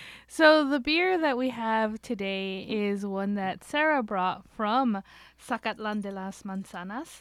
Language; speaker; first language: English; native; English